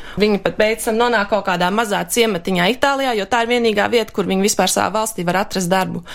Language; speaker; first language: Latvian; early bilingual, heritage; Latvian